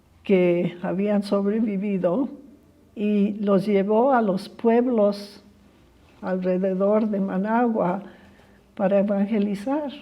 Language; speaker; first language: Spanish; early bilingual, other home language; English